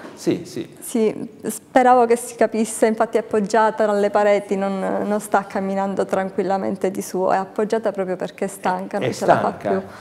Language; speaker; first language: Italian; native; Italian